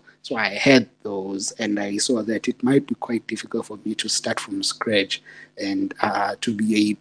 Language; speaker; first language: English; non-native, local second language; Zulu